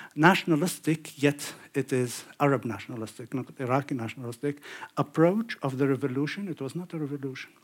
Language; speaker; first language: English; non-native, fluent; Arabic